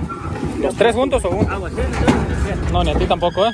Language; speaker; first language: Spanish; native; Spanish